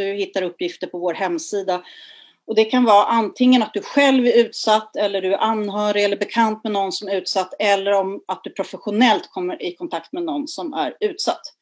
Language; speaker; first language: Swedish; native; Swedish